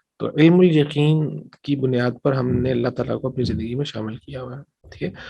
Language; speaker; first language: Urdu; native; Urdu